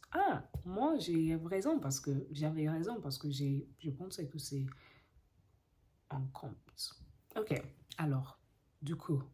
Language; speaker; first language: French; non-native, learner; English